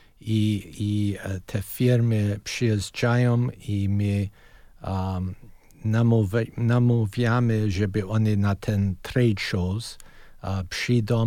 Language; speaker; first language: Polish; early bilingual, heritage; Polish